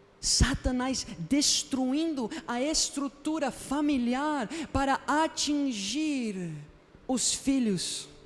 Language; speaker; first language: Portuguese; non-native, fluent; Spanish